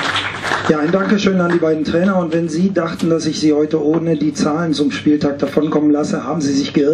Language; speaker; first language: German; native; German